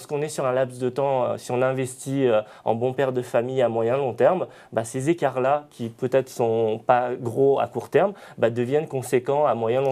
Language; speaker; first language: French; native; French